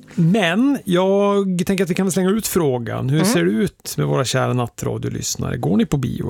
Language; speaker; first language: Swedish; native; Swedish